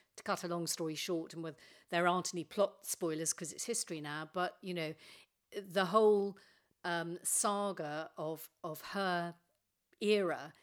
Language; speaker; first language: English; native; English